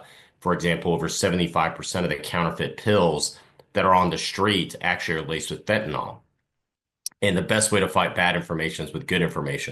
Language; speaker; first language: English; native; English